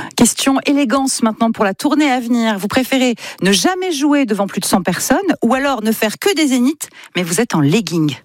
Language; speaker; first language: French; native; French